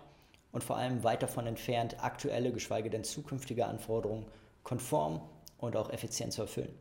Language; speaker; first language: German; native; German